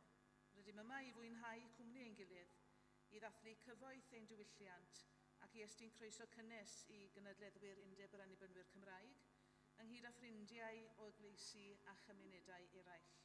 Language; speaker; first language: Welsh; native; Welsh